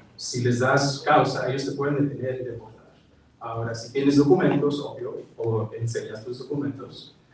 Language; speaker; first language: Spanish; early bilingual, heritage; Spanish